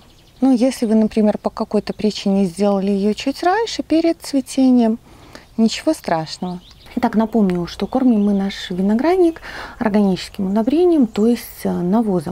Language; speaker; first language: Russian; native; Russian